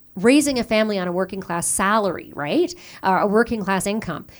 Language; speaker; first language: English; native; English